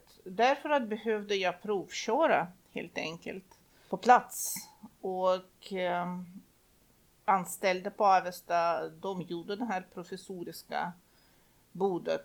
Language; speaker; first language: Swedish; non-native, fluent; Russian